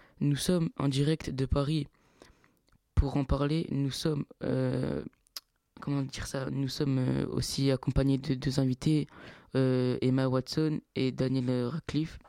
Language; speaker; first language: French; native; French